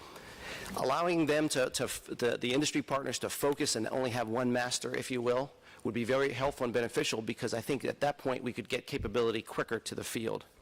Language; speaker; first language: English; native; English